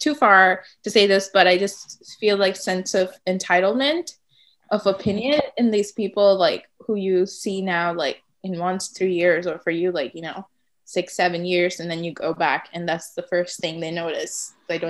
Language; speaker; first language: English; non-native, local second language; Tamil